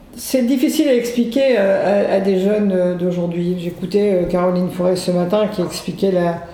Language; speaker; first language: French; native; French